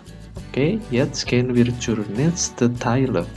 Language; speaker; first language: German; non-native, learner; Indonesian